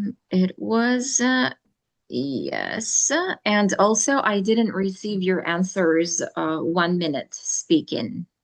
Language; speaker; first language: English; non-native, fluent; Russian